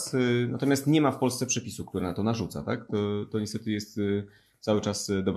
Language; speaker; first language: Polish; native; Polish